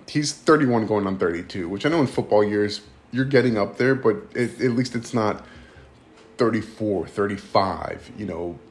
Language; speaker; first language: English; early bilingual, other home language; Greek